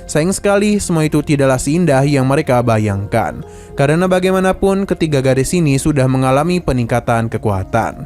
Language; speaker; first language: Indonesian; native; Indonesian